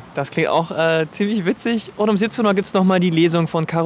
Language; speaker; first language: German; native; German